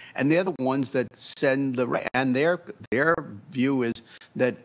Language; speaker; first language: English; native; English